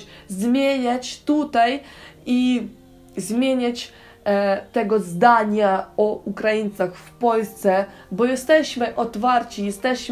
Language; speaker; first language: Polish; non-native, learner; Ukrainian